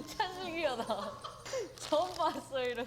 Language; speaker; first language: Korean; non-native, fluent; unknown